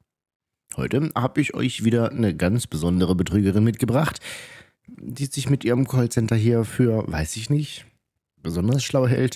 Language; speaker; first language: German; native; German